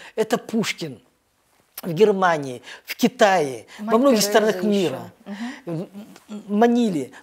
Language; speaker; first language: Russian; native; Russian